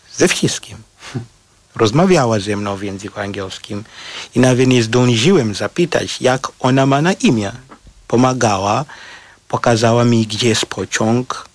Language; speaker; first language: Polish; non-native, fluent; Shona